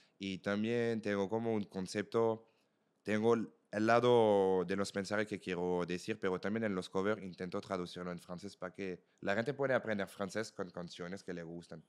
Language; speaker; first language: Spanish; non-native, fluent; French